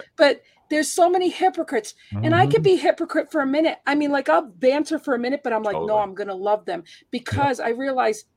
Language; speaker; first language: English; early bilingual, heritage; Spanish